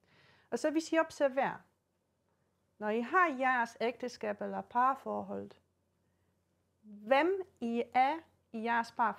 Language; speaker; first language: Danish; non-native, fluent; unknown